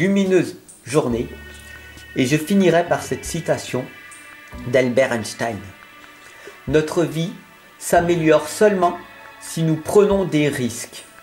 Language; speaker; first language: French; native; French